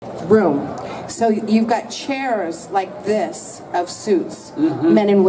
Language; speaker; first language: English; native; English